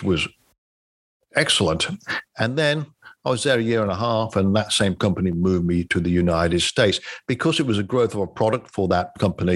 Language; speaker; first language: English; native; English